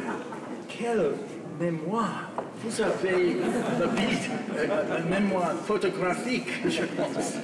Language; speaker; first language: French; non-native, fluent; English